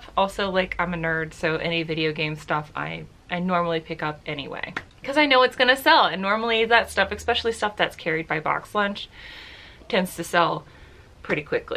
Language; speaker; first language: English; native; English